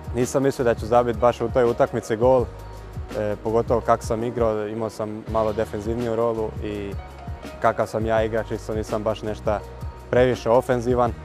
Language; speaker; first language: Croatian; early bilingual, heritage; Croatian